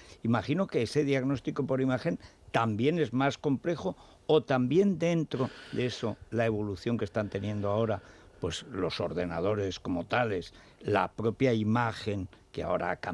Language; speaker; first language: Spanish; native; Spanish